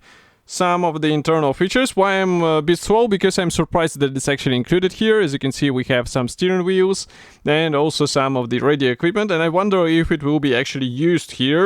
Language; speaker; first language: English; non-native, fluent; Russian